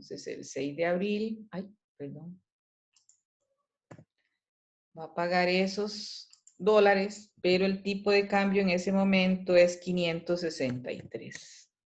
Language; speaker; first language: Spanish; native; Spanish